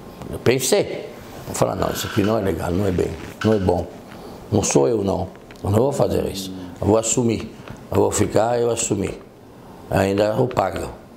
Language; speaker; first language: Portuguese; non-native, fluent; French